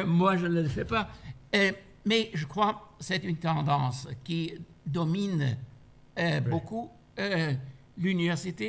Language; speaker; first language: French; non-native, fluent; German